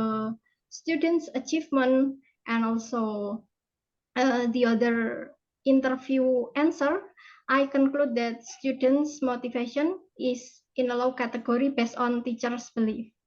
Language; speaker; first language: English; non-native, fluent; Indonesian